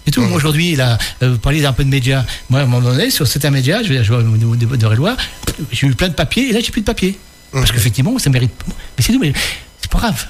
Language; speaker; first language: French; native; French